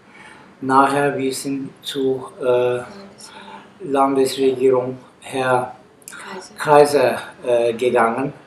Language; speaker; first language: German; non-native, learner; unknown